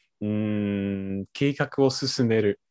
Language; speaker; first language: Japanese; non-native, learner; German